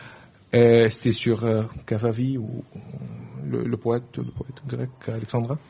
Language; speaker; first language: French; non-native, learner; Arabic